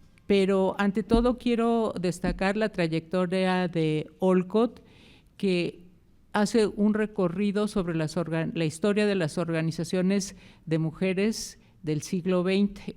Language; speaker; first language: Spanish; native; Spanish